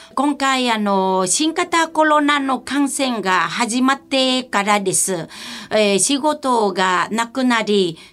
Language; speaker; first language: Japanese; non-native, fluent; Vietnamese